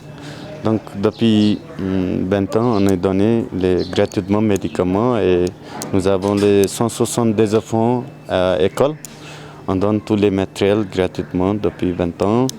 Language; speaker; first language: French; non-native, learner; Nepali